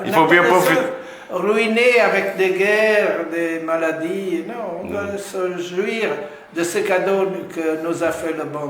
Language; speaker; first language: French; non-native, fluent; Italian